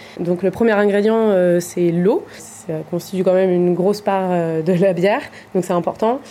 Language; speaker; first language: French; native; French